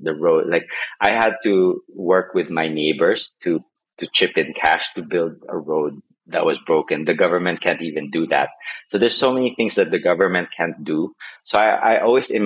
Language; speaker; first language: English; non-native, local second language; Filipino